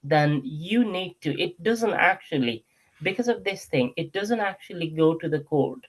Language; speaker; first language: English; non-native, local second language; Nepali